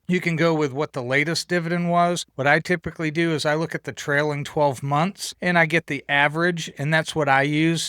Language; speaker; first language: English; native; English